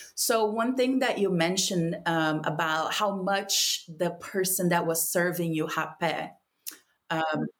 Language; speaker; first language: English; non-native, fluent; Portuguese